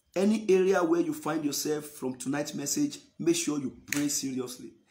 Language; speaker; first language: English; non-native, local second language; Yoruba